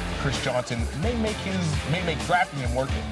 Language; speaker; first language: English; native; English